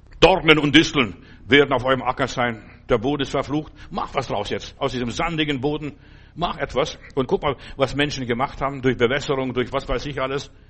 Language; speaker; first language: German; non-native, fluent; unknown